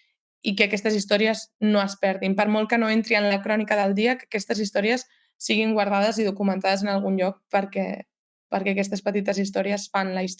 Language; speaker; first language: Catalan; native; Catalan